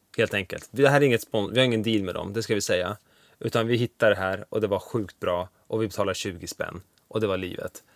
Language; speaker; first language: Swedish; early bilingual, other home language; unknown